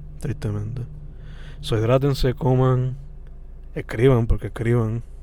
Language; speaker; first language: Spanish; native; Spanish